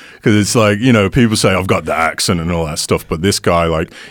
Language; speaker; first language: English; native; English